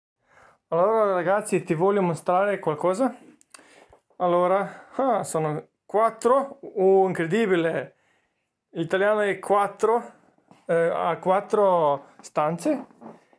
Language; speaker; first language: Italian; non-native, learner; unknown